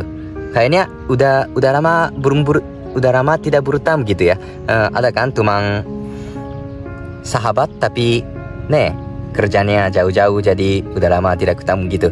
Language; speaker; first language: Indonesian; non-native, fluent; Japanese